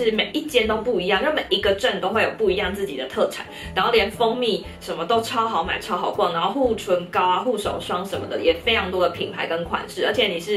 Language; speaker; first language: Chinese; native; Chinese